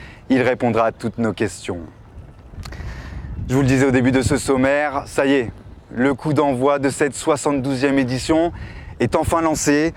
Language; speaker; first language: French; native; French